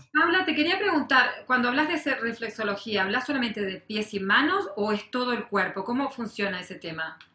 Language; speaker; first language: Spanish; native; Spanish